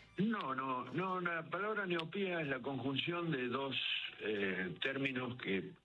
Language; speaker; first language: Spanish; native; Spanish